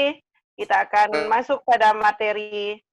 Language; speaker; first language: Indonesian; native; Indonesian